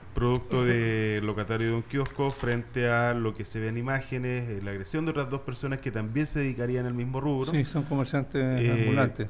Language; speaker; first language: Spanish; native; Spanish